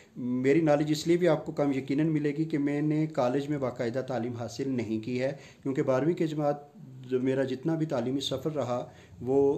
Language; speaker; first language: Urdu; non-native, local second language; Punjabi